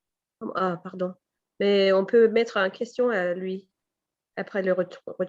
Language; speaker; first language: French; non-native, fluent; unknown